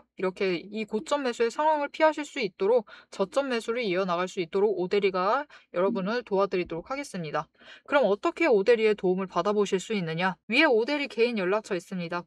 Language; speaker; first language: Korean; native; Korean